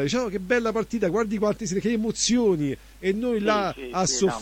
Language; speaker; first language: Italian; native; Italian